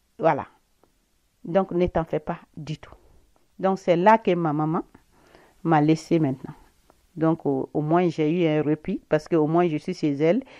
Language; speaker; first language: French; non-native, local second language; Bambara